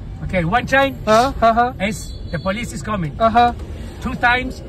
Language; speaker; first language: English; non-native, learner; Spanish